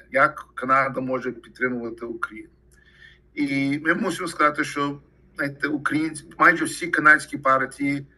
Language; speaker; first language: Ukrainian; early bilingual, heritage; Ukrainian